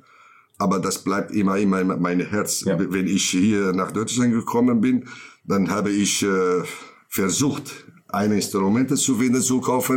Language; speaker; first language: German; non-native, learner; Kurdish